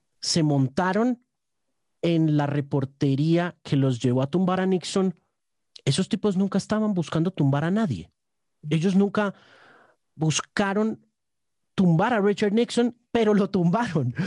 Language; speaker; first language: Spanish; native; Spanish